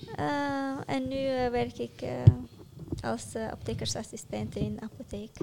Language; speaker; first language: Dutch; non-native, learner; Arabic